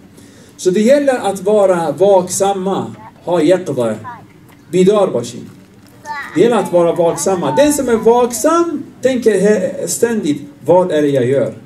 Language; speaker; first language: Swedish; non-native, fluent; Arabic